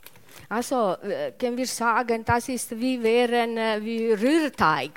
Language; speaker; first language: German; non-native, learner; Italian